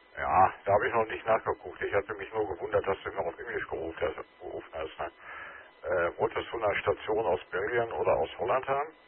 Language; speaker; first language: German; native; German